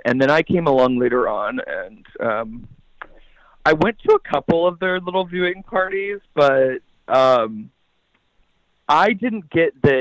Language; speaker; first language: English; native; English